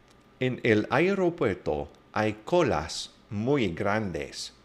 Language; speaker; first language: Spanish; non-native, fluent; English